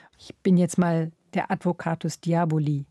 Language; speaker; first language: German; native; German